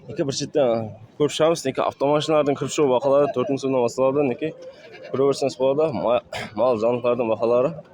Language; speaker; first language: Uzbek; non-native, local second language; Kara-Kalpak